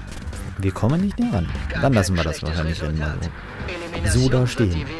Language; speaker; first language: German; native; German